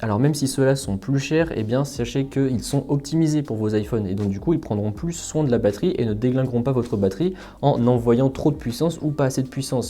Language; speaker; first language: French; native; French